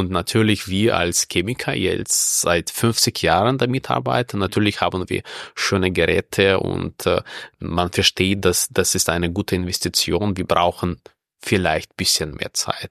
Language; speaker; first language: German; non-native, fluent; Russian